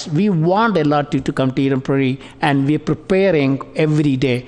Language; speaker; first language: English; non-native, local second language; Tamil